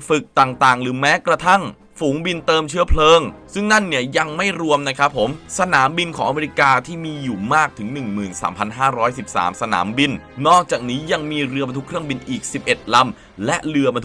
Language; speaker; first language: Thai; native; Thai